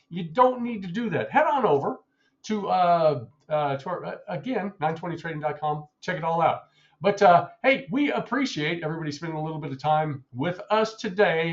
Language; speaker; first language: English; native; English